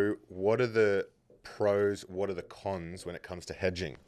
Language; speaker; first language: English; native; English